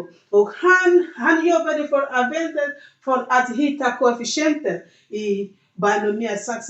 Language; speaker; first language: Swedish; non-native, learner; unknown